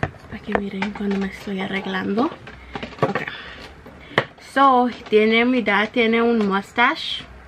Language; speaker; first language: Spanish; early bilingual, heritage; Spanish